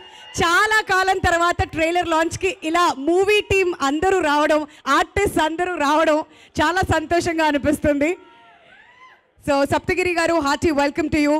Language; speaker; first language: Telugu; native; Telugu